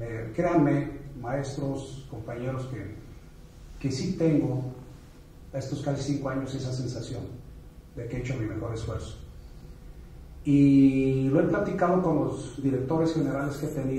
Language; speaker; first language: Spanish; native; Spanish